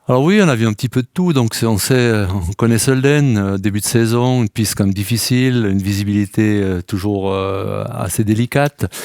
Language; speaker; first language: French; native; French